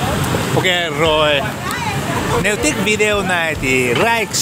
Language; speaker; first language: Vietnamese; non-native, learner; Japanese